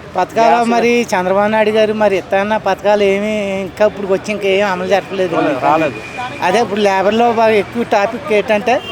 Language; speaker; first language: Telugu; native; Telugu